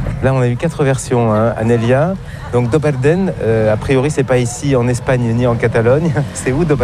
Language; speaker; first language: French; native; French